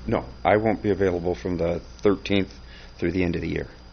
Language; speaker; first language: English; native; English